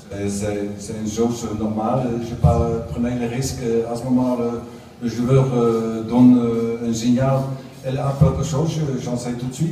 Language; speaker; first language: French; non-native, learner; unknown